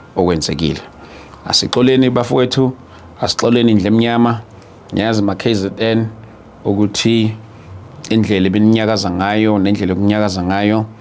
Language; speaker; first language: Zulu; native; Zulu